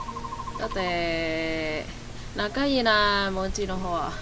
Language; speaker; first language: Japanese; non-native, learner; Chinese